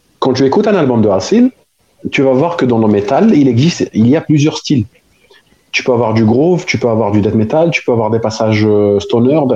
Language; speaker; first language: French; non-native, local second language; Arabic